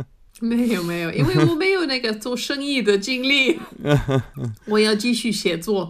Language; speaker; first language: Chinese; non-native, fluent; English